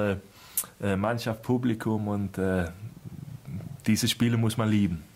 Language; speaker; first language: German; non-native, fluent; Swedish